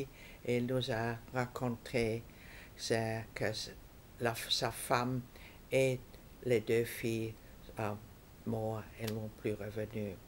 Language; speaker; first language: French; non-native, fluent; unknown